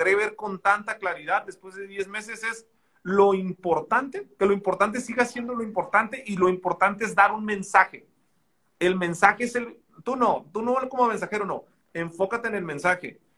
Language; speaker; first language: Spanish; native; Spanish